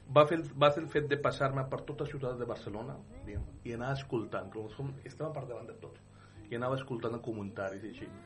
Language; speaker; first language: Catalan; non-native, fluent; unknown